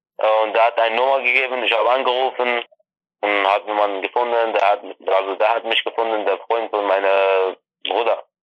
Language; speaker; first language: German; non-native, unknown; Persian